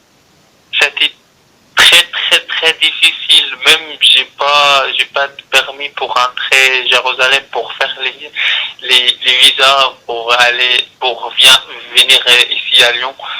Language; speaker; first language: French; non-native, learner; Arabic